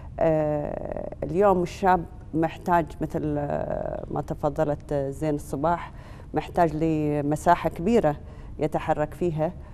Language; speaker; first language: Arabic; native; Arabic